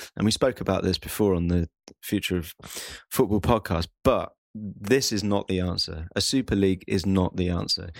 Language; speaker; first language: English; native; English